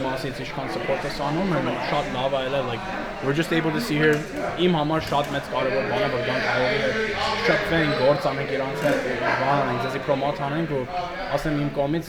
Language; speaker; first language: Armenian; early bilingual, heritage; Armenian